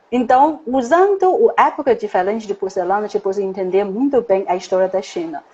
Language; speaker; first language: Portuguese; non-native, fluent; Chinese